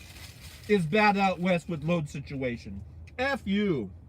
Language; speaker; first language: English; native; English